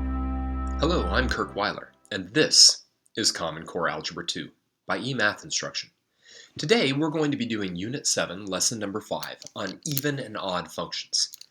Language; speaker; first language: English; native; English